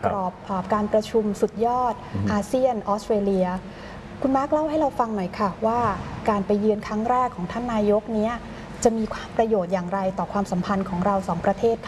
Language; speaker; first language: Thai; native; Thai